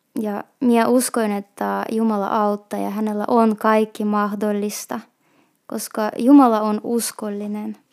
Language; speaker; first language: Finnish; non-native, fluent; Russian